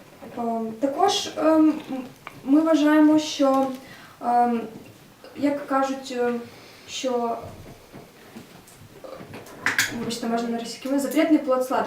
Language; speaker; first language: Ukrainian; non-native, local second language; Russian